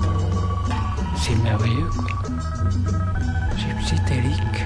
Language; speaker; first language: French; non-native, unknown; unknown